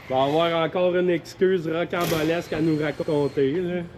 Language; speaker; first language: French; native; French